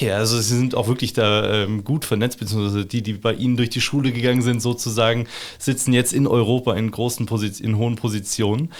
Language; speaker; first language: German; native; German